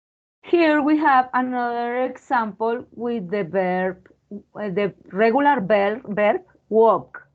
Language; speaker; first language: English; non-native, fluent; Spanish